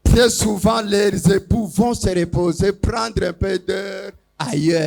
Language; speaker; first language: French; non-native, local second language; Lingala